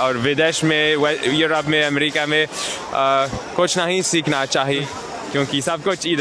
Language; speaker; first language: Hindi; non-native, learner; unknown